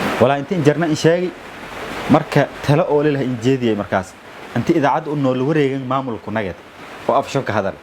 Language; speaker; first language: Somali; non-native, local second language; Maay